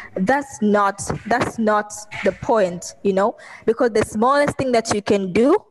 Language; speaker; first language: English; non-native, local second language; Swahili